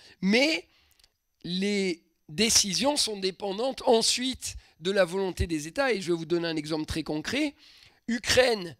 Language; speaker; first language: French; native; French